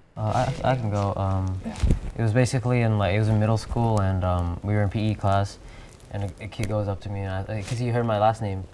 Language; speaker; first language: English; early bilingual, other home language; Bangla